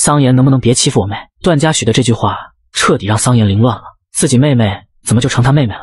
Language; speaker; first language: Chinese; native; Chinese